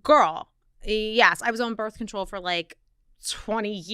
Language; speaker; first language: English; native; English